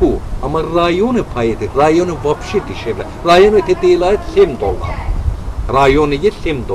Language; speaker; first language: Russian; non-native, learner; Azerbaijani